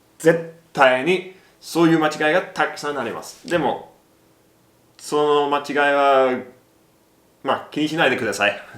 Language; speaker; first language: Japanese; non-native, learner; English